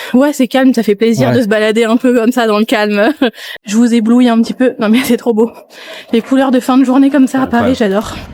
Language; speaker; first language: French; native; French